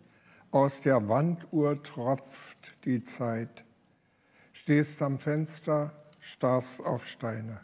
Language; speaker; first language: German; native; German